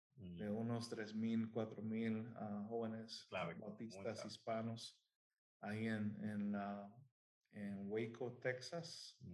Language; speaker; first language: Spanish; native; Spanish